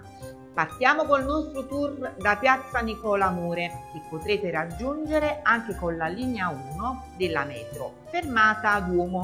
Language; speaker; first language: Italian; native; Italian